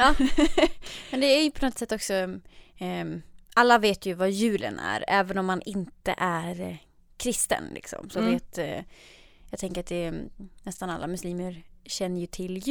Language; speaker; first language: Swedish; native; Swedish